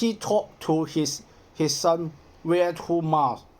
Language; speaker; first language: English; non-native, learner; Cantonese